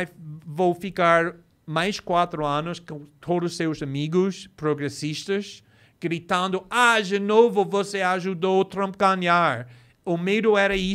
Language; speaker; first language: Portuguese; non-native, fluent; English